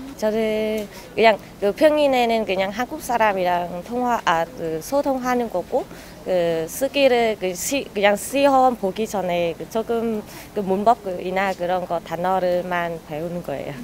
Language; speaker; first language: Korean; non-native, learner; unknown